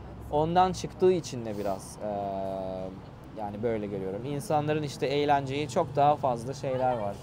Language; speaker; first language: Turkish; native; Turkish